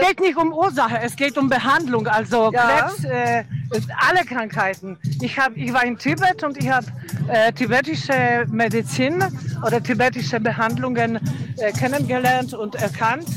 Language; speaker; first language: German; non-native, fluent; Polish